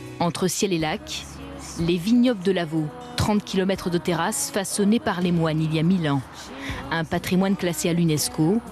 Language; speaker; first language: French; native; French